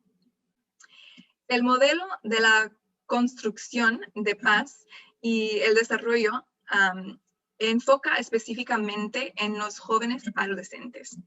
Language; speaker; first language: Spanish; non-native, fluent; English